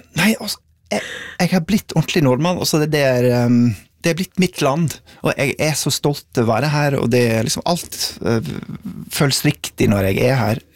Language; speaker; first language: Norwegian; non-native, fluent; English